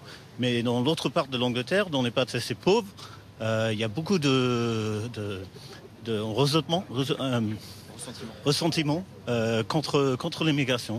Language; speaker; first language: French; non-native, fluent; English